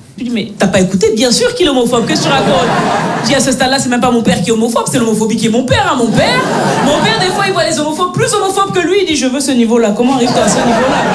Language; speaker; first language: French; native; French